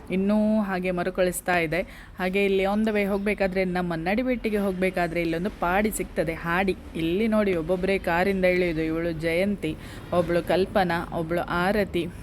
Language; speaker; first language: Kannada; non-native, local second language; Konkani